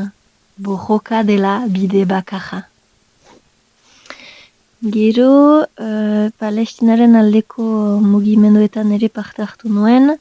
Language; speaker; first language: Basque; non-native, local second language; French